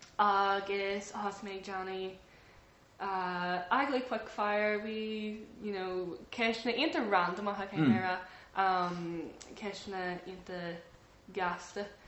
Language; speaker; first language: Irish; non-native, local second language; English